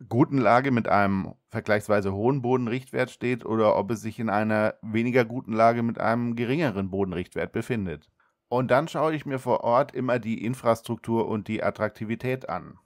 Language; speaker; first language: German; native; German